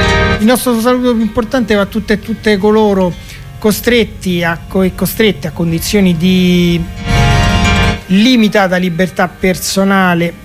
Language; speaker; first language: Italian; native; Italian